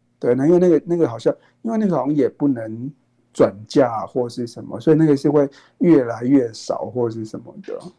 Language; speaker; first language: Chinese; native; Chinese